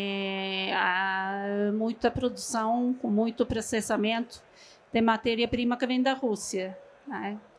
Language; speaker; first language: Portuguese; non-native, fluent; Norwegian